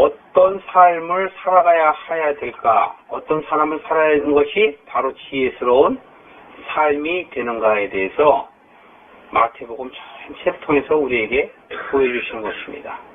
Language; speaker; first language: Korean; native; Korean